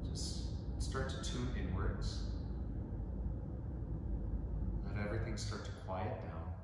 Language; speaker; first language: English; native; English